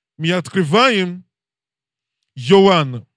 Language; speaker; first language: Russian; non-native, learner; English